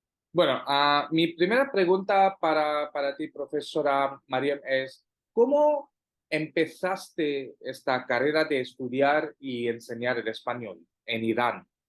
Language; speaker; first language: Spanish; non-native, fluent; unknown